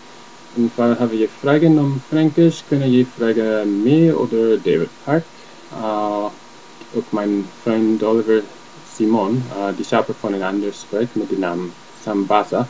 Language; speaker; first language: German; non-native, learner; English